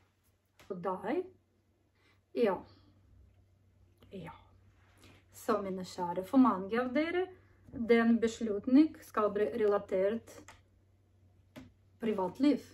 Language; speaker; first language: Norwegian; non-native, learner; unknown